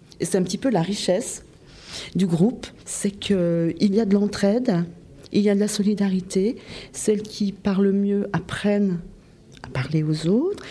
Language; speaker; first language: French; native; French